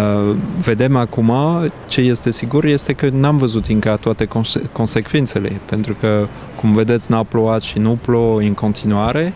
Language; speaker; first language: Romanian; non-native, fluent; French